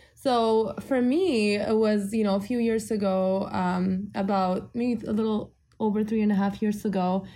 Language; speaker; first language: English; early bilingual, other home language; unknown